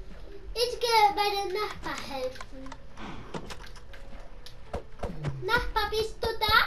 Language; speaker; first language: German; non-native, learner; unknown